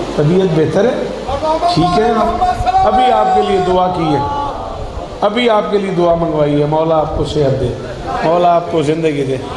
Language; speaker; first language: Urdu; non-native, local second language; Punjabi